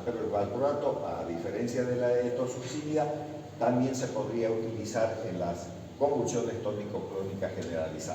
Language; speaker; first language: Spanish; native; Spanish